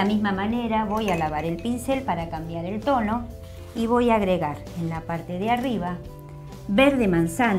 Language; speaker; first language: Spanish; native; Spanish